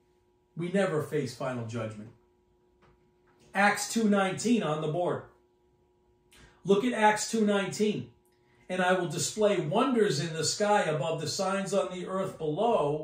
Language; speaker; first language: English; native; English